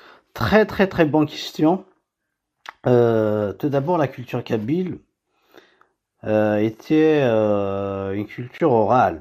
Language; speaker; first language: French; non-native, local second language; Kabyle